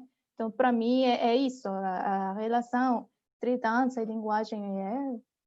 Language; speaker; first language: Portuguese; non-native, fluent; Spanish